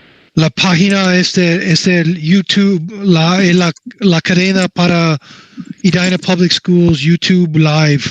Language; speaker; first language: Spanish; non-native, learner; English